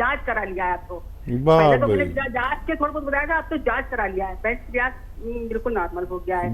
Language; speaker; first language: Hindi; native; Hindi